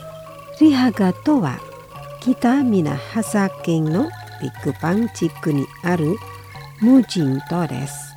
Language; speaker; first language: Japanese; non-native, fluent; Indonesian